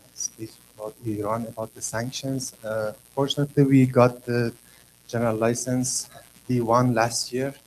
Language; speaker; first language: English; non-native, learner; Persian